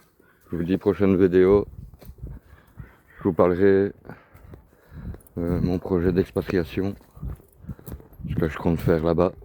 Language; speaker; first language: French; native; French